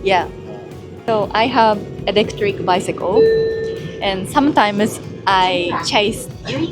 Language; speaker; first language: English; non-native, learner; Japanese